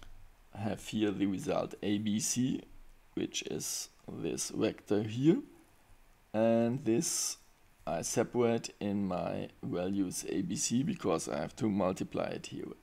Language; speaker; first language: English; non-native, fluent; German